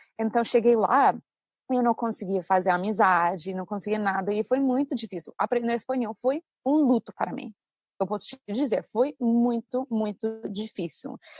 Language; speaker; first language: Portuguese; non-native, fluent; English